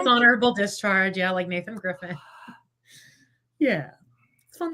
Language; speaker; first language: English; native; English